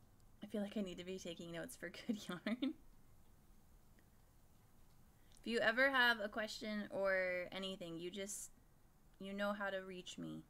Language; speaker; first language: English; native; English